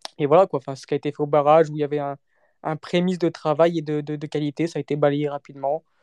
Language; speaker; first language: French; early bilingual, other home language; Portuguese